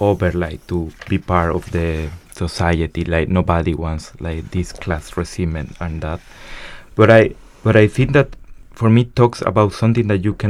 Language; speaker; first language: English; non-native, fluent; Spanish